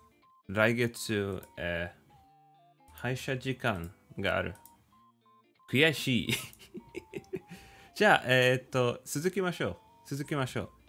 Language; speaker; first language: Japanese; non-native, learner; English